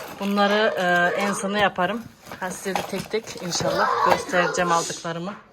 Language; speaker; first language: Turkish; early bilingual, heritage; Turkish